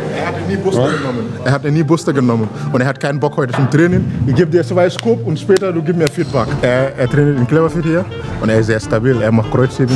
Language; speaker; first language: German; non-native, learner; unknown